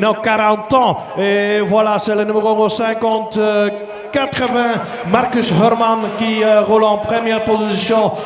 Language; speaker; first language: French; non-native, local second language; Dutch